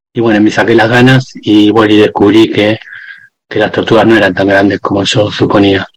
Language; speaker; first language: Spanish; native; Spanish